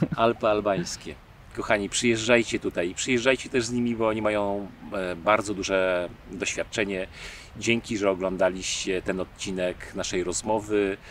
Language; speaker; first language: Polish; native; Polish